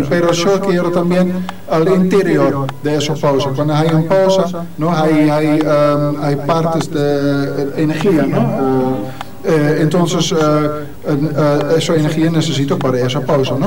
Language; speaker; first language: Spanish; non-native, learner; Dutch